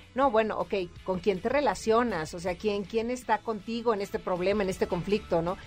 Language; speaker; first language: Spanish; native; Spanish